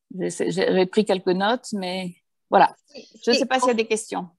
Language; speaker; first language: French; early bilingual, heritage; Spanish